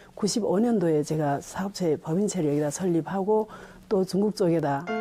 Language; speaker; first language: Korean; early bilingual, heritage; Korean